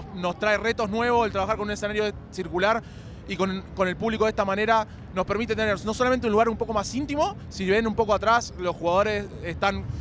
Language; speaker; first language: Spanish; native; Spanish